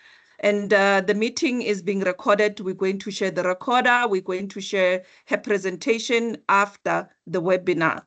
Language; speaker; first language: English; non-native, local second language; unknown